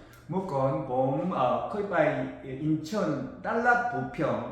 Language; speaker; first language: Thai; non-native, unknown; Korean